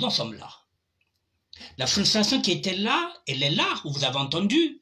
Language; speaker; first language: French; non-native, local second language; Lingala